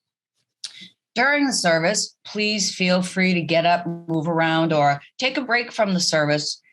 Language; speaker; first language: English; native; English